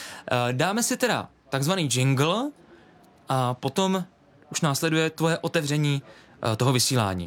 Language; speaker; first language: Czech; native; Czech